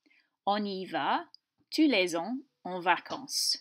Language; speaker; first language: French; non-native, fluent; English